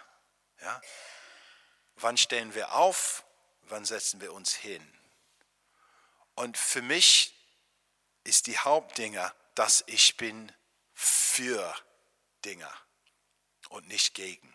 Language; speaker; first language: German; non-native, fluent; English